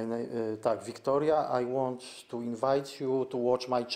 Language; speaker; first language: English; non-native, learner; Polish